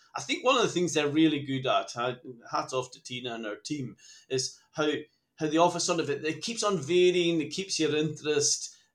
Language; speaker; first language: English; native; English